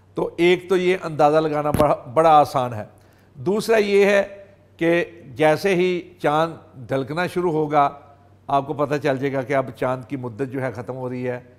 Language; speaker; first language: Urdu; non-native, local second language; Punjabi